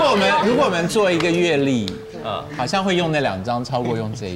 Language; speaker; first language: Chinese; native; Chinese